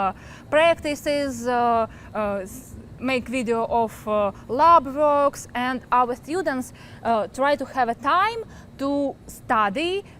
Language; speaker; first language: English; non-native, learner; Ukrainian